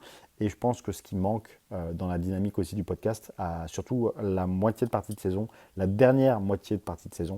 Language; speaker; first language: French; native; French